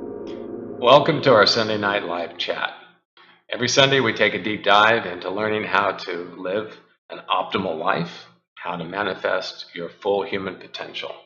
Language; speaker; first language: English; native; English